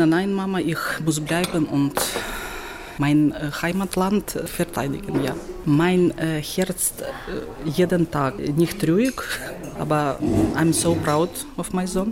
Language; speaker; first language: German; non-native, learner; Ukrainian